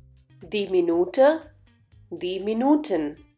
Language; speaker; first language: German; non-native, fluent; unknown